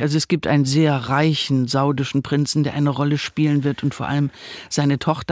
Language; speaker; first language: German; native; German